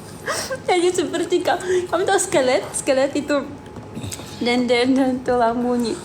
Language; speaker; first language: Indonesian; non-native, fluent; Russian